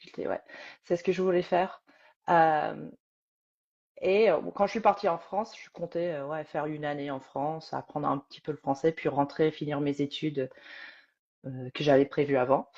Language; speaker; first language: French; native; French